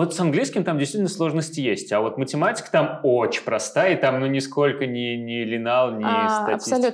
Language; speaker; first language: Russian; native; Russian